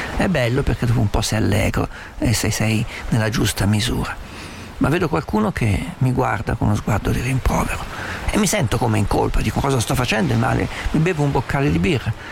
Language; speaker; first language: Italian; native; Italian